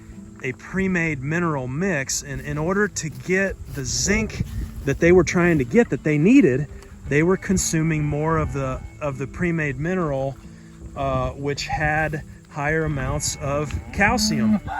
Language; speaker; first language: English; native; English